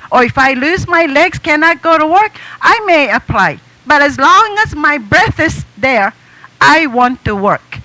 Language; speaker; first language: English; non-native, fluent; Japanese